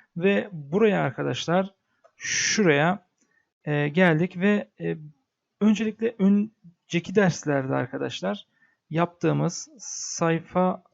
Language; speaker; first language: Turkish; native; Turkish